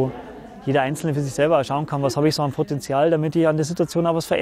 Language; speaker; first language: German; native; German